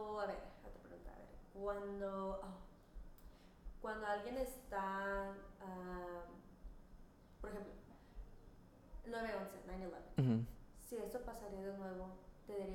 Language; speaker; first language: Spanish; early bilingual, heritage; Spanish